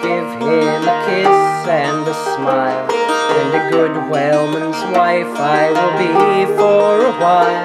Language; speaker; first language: English; native; English